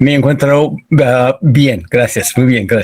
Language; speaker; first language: Spanish; non-native, fluent; English